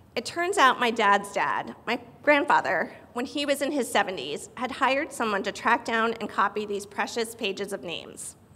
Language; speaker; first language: English; native; English